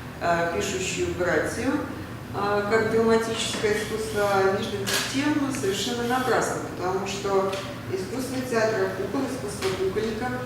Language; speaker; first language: Russian; native; Russian